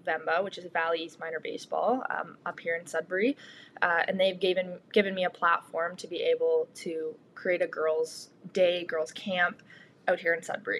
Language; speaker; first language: English; native; English